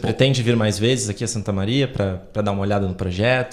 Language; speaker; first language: Portuguese; native; Portuguese